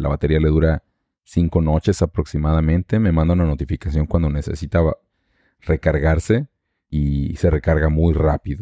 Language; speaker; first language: Spanish; native; Spanish